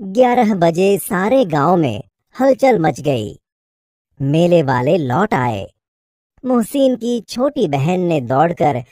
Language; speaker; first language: Hindi; non-native, local second language; Gujarati